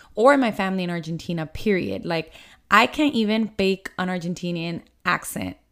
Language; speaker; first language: English; early bilingual, other home language; Spanish